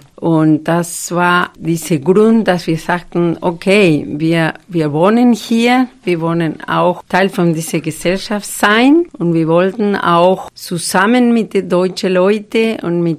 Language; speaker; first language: German; non-native, fluent; Spanish